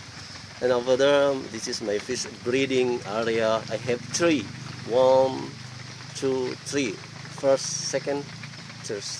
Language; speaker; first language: English; non-native, learner; Indonesian